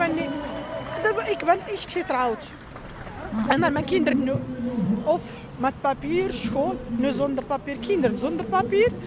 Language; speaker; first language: Dutch; non-native, learner; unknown